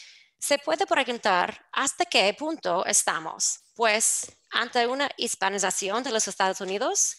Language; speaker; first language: Spanish; non-native, fluent; English